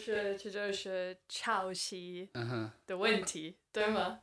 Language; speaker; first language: Chinese; non-native, fluent; English